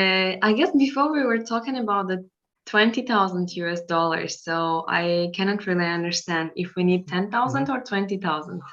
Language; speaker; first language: English; non-native, fluent; Turkish